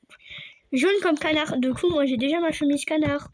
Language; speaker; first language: French; native; French